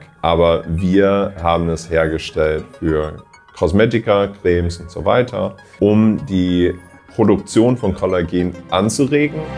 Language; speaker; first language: German; non-native, fluent; English